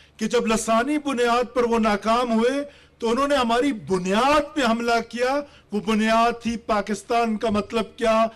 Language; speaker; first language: Urdu; non-native, local second language; Baluchi